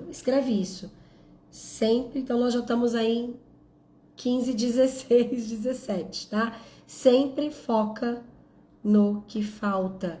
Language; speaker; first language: Portuguese; native; Portuguese